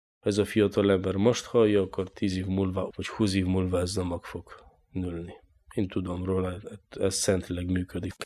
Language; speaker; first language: Hungarian; non-native, learner; Polish